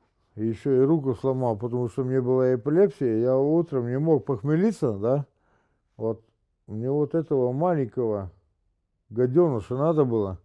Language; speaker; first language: Russian; native; Russian